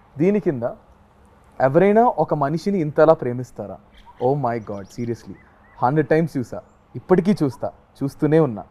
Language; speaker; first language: Telugu; native; Telugu